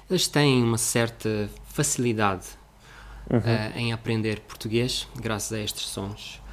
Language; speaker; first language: Portuguese; non-native, fluent; Russian